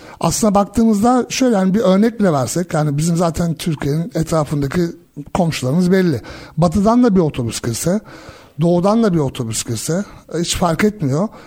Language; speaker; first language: Turkish; early bilingual, heritage; Turkish